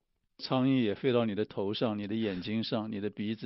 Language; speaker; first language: Chinese; native; Chinese